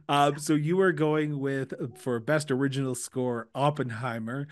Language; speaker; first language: English; native; English